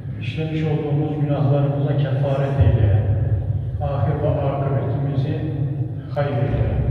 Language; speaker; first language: Turkish; native; Turkish